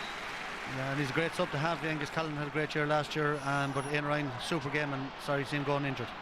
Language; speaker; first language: English; native; English